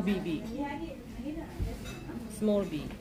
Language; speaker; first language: English; non-native, learner; Japanese